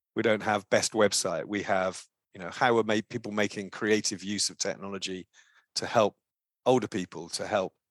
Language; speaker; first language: English; native; English